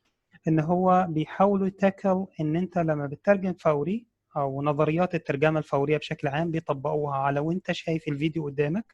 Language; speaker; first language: Arabic; native; Arabic